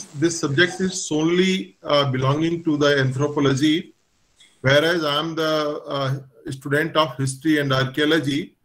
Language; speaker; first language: English; non-native, local second language; Hindi